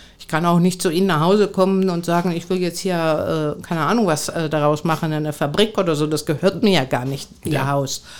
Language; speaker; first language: German; non-native, fluent; Greek